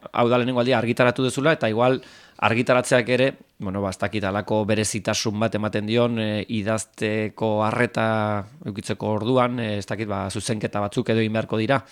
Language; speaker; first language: Basque; native; Basque